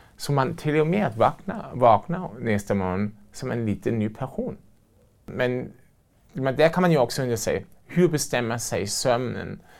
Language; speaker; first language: Swedish; non-native, fluent; German